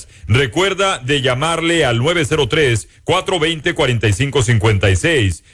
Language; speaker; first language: Spanish; native; Spanish